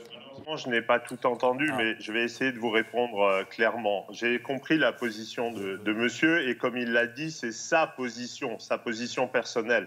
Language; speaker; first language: French; native; French